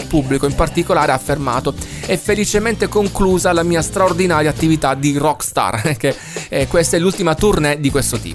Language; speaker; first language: Italian; native; Italian